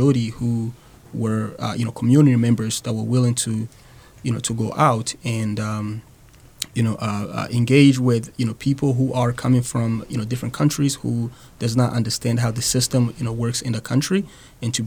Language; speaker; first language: English; non-native, fluent; Rundi